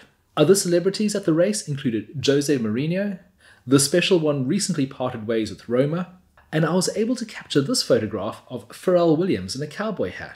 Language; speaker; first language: English; native; English